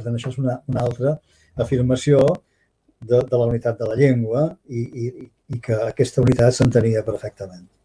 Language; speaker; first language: Catalan; native; Catalan